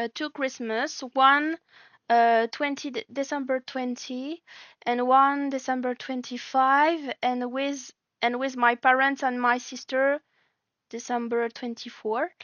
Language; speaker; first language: English; non-native, learner; French